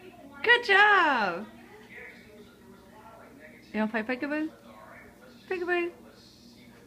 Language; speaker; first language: English; native; English